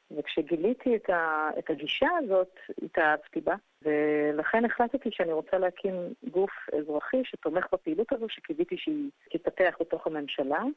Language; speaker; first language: Hebrew; early bilingual, other home language; English